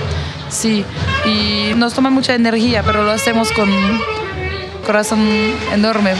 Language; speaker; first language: Spanish; non-native, fluent; French